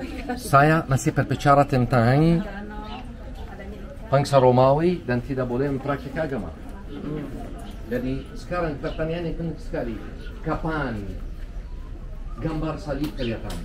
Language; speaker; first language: Indonesian; non-native, learner; Arabic